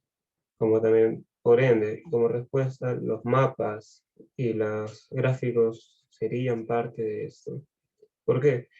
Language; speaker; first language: Spanish; native; Spanish